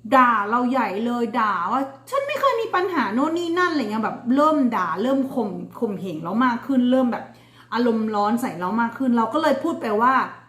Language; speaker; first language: Thai; native; Thai